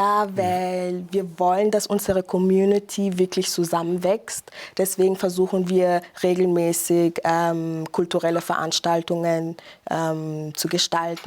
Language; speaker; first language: German; non-native, fluent; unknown